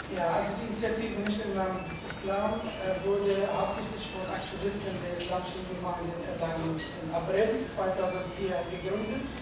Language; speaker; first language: German; native; German